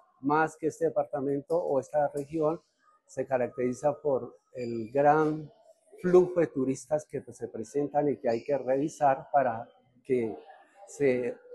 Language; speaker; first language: Spanish; native; Spanish